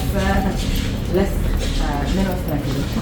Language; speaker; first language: Spanish; non-native, learner; English